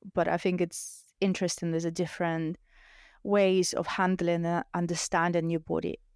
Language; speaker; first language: English; non-native, fluent; Russian